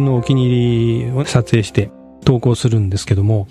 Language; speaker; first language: Japanese; native; Japanese